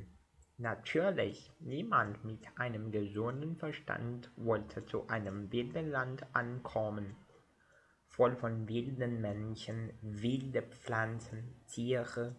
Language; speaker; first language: German; non-native, learner; Portuguese